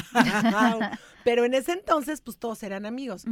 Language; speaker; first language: Spanish; native; Spanish